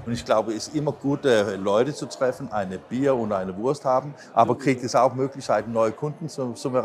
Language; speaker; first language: German; non-native, learner; Danish